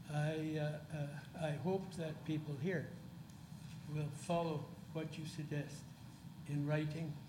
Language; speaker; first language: English; native; English